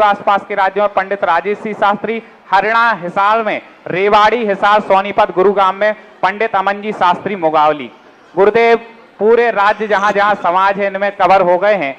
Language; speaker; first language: Hindi; native; Hindi